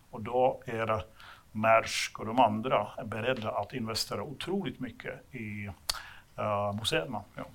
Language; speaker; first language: Swedish; non-native, fluent; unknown